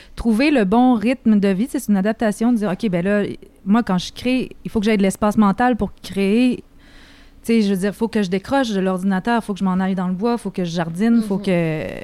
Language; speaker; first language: French; native; French